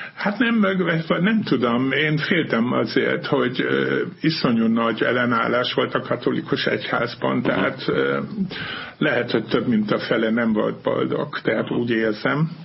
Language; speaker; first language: Hungarian; non-native, fluent; German